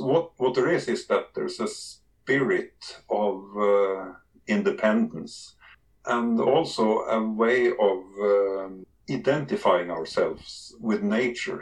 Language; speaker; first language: English; non-native, fluent; Norwegian